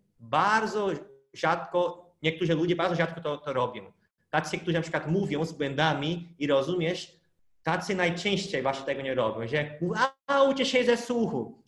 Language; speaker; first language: Polish; non-native, fluent; Portuguese